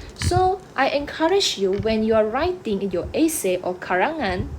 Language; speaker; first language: English; non-native, local second language; Malay